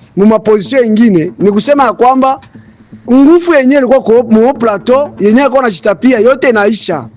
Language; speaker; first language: Swahili; native; Swahili